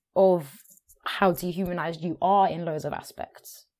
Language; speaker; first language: English; native; English